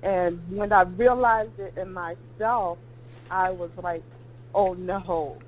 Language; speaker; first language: English; native; English